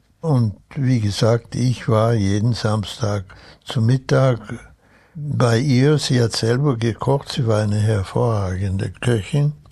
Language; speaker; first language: German; early bilingual, heritage; German